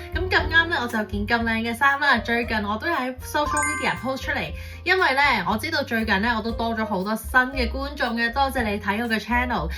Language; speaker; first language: Cantonese; early bilingual, heritage; Cantonese